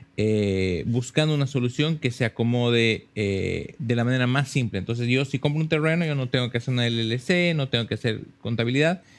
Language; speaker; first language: Spanish; native; Spanish